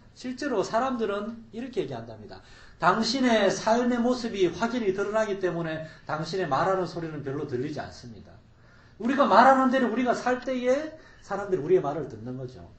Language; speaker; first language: Korean; native; Korean